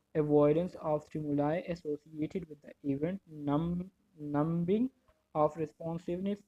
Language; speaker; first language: English; non-native, local second language; Urdu